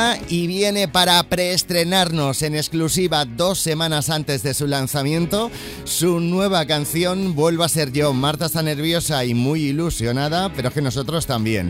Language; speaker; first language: Spanish; native; Spanish